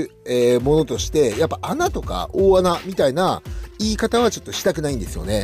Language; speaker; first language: Japanese; native; Japanese